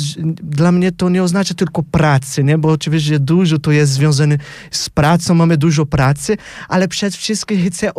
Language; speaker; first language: Polish; non-native, fluent; Portuguese